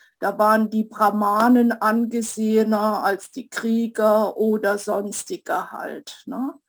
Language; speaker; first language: German; native; German